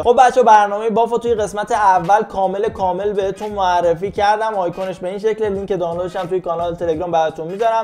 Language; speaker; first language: Persian; native; Persian